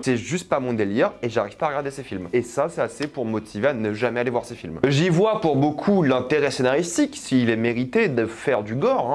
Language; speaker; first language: French; native; French